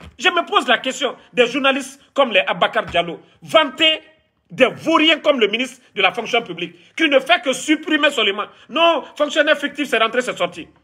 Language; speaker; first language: French; non-native, local second language; Mandingo